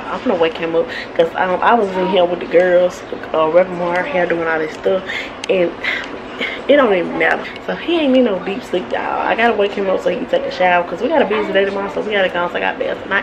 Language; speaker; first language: English; native; English